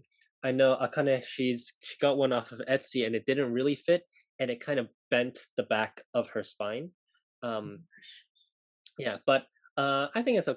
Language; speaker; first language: English; non-native, local second language; Cantonese